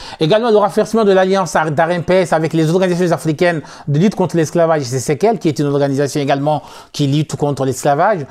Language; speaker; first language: French; non-native, local second language; Soninke